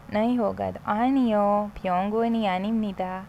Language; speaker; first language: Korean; non-native, fluent; Hindi